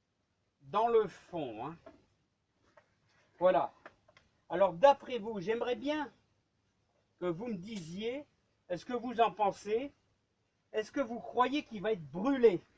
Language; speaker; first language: French; native; French